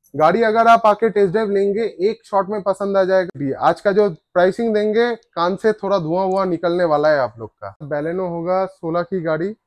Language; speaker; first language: Hindi; non-native, local second language; Bangla